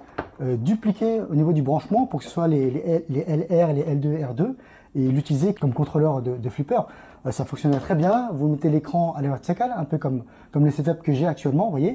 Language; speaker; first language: French; native; French